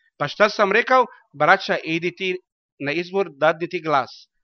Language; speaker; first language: Bosnian; non-native, learner; Arabic